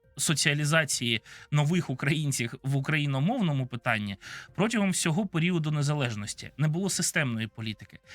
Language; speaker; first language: Ukrainian; non-native, local second language; Russian